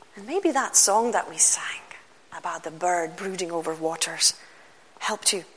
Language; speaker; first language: English; non-native, fluent; Lithuanian